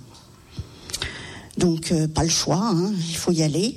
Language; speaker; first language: French; native; French